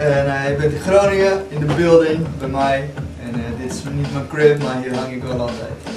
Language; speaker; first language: Dutch; early bilingual, other home language; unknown